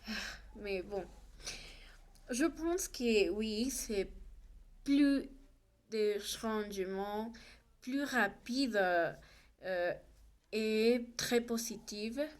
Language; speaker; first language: French; non-native, learner; Spanish